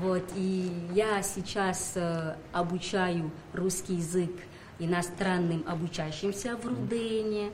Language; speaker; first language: Russian; non-native, fluent; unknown